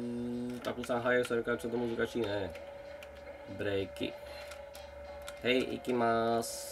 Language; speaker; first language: Japanese; non-native, learner; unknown